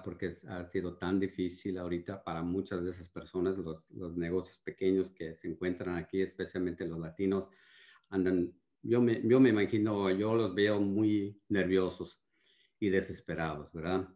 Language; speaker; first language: Spanish; early bilingual, heritage; Spanish